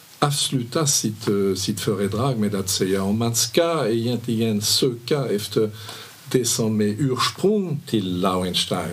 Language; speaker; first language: Swedish; non-native, fluent; French